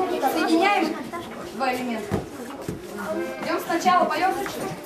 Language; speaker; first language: Russian; native; Russian